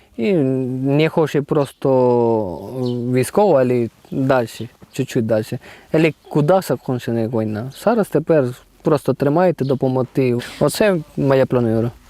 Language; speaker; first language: Ukrainian; non-native, learner; Spanish